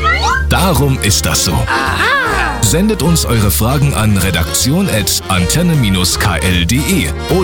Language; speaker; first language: German; native; German